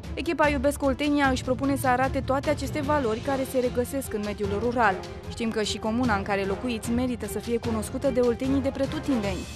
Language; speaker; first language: Romanian; native; Romanian